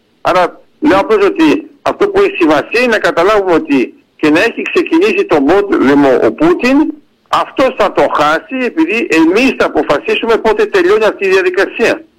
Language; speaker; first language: Greek; early bilingual, heritage; Greek